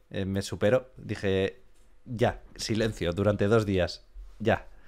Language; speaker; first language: Spanish; native; Spanish